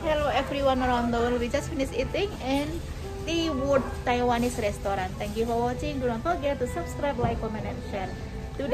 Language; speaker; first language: English; non-native, learner; Indonesian